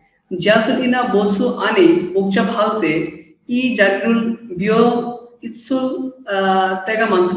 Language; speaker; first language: Korean; non-native, learner; Bangla